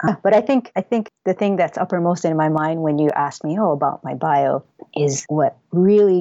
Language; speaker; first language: English; native; English